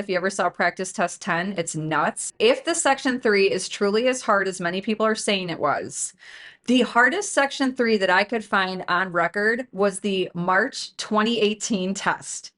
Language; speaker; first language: English; native; English